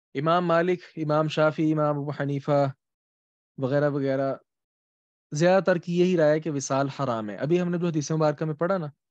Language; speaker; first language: Urdu; native; Urdu